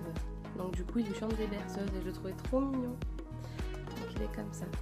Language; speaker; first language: French; native; French